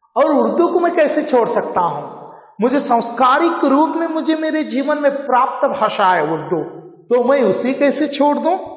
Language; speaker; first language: Hindi; non-native, local second language; Marathi